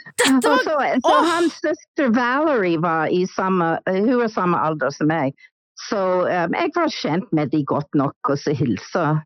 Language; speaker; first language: Norwegian; non-native, fluent; English